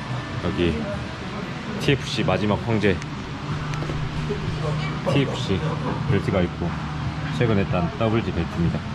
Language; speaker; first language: Korean; native; Korean